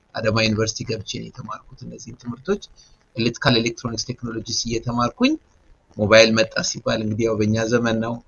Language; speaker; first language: Amharic; native; Amharic